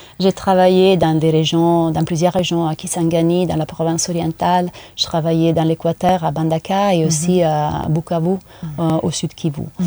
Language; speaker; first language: French; non-native, fluent; Italian